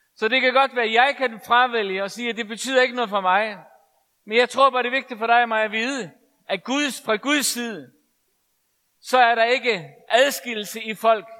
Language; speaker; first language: Danish; non-native, local second language; Faroese